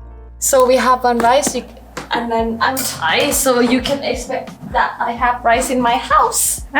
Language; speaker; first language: English; non-native, fluent; Thai